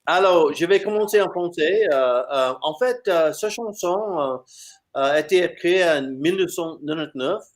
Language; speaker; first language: French; non-native, fluent; English